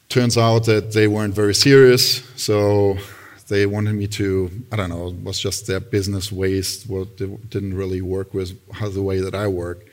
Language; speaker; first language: English; non-native, fluent; German